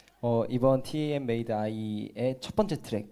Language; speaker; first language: Japanese; non-native, learner; Korean